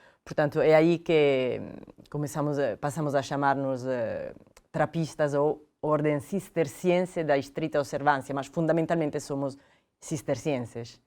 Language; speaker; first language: Portuguese; non-native, fluent; Italian